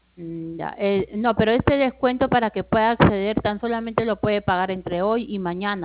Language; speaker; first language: Spanish; native; Spanish